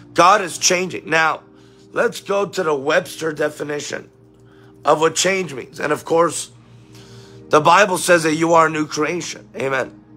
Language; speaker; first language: English; native; English